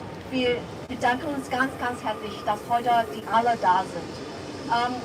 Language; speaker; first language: German; non-native, fluent; Cantonese